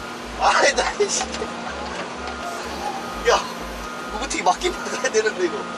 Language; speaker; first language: Korean; native; Korean